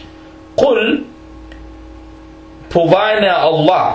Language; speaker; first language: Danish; early bilingual, other home language; Arabic